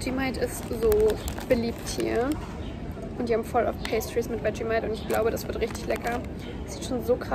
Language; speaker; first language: German; native; German